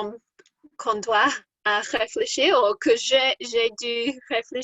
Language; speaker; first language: French; non-native, learner; English